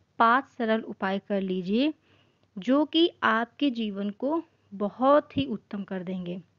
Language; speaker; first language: Hindi; native; Hindi